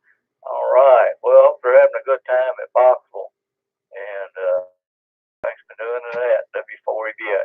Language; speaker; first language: English; native; English